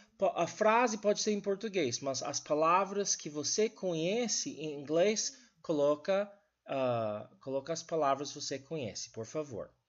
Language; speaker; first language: Portuguese; non-native, learner; English